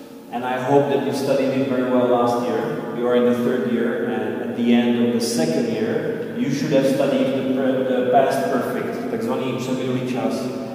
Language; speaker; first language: English; non-native, fluent; Czech